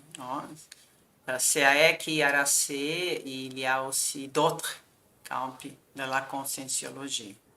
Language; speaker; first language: French; non-native, fluent; Portuguese